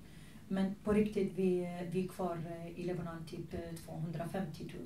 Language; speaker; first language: Swedish; non-native, fluent; Arabic